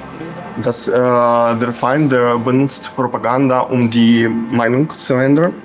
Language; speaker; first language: German; non-native, fluent; Ukrainian